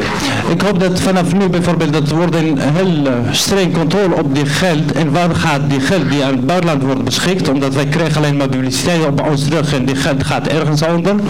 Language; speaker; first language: Dutch; non-native, learner; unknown